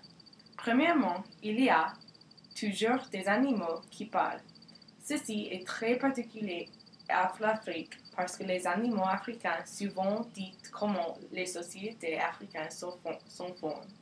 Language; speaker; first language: French; non-native, learner; English